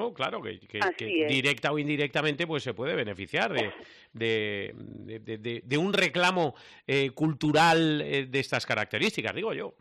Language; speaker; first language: Spanish; native; Spanish